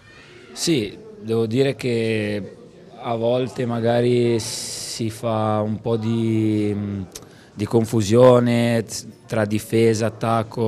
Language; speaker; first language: Italian; native; Italian